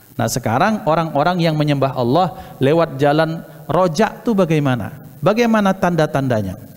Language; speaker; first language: Malay; non-native, local second language; Javanese